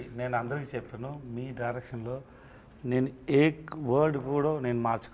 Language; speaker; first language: Telugu; non-native, learner; Tamil